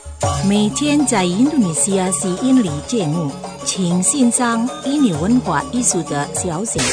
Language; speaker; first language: Chinese; non-native, fluent; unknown